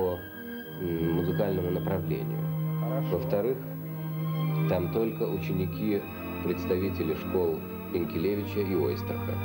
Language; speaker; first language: Russian; native; Russian